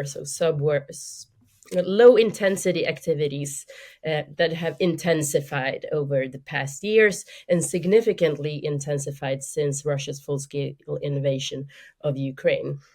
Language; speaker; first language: English; non-native, fluent; Swedish